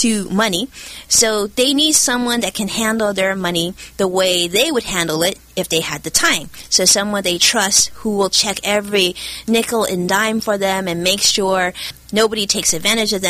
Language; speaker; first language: English; early bilingual, other home language; Chinese